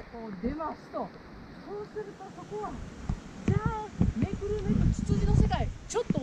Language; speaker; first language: Japanese; native; Japanese